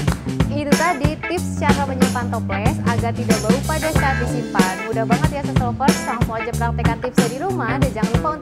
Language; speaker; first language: Indonesian; native; Indonesian